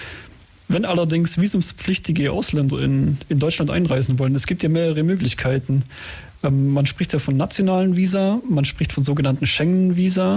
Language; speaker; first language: German; native; German